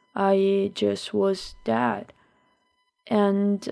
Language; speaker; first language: English; non-native, fluent; Italian